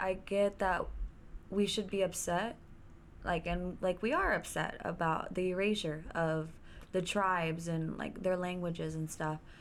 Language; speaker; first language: English; early bilingual, other home language; Spanish